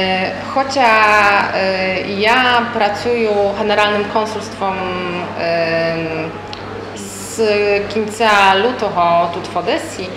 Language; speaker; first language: Ukrainian; non-native, fluent; Polish